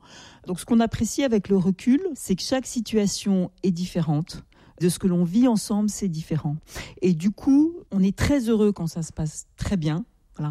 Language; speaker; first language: French; native; French